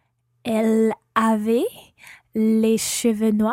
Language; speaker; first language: French; non-native, learner; English